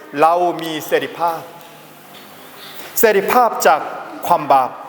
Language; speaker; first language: Thai; non-native, learner; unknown